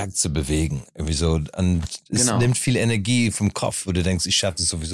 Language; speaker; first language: German; non-native, fluent; English